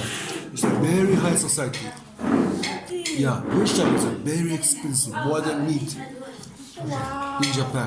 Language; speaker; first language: English; non-native, learner; Japanese